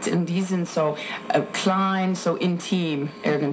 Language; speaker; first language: German; non-native, fluent; English